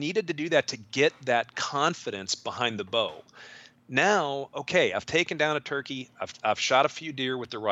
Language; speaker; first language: English; native; English